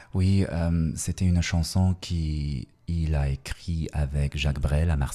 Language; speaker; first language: French; non-native, learner; Russian